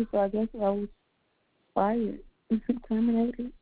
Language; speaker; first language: English; native; English